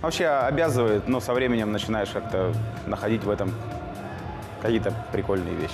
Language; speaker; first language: Russian; native; Russian